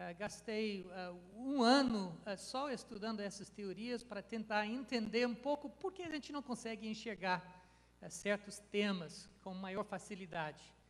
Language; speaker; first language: Portuguese; non-native, fluent; English